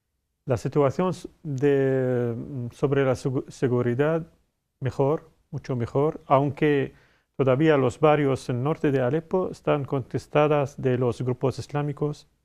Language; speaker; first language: Spanish; non-native, fluent; Arabic